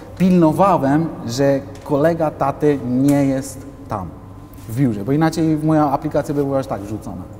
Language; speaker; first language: Polish; non-native, fluent; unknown